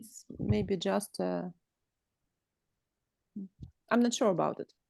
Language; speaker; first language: English; non-native, learner; Russian